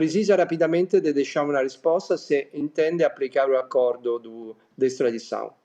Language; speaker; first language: Portuguese; non-native, fluent; Italian